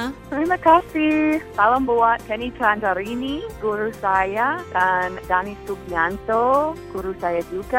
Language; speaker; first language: Indonesian; non-native, fluent; English